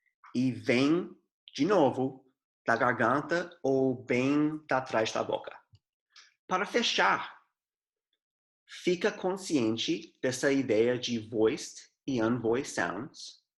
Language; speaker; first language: Portuguese; non-native, fluent; English